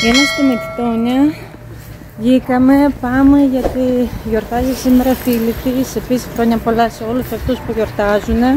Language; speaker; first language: Greek; native; Greek